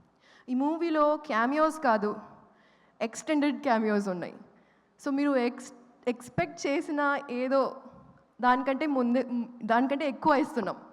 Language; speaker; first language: Telugu; non-native, fluent; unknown